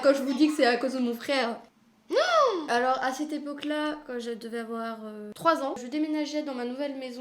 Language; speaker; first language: French; native; French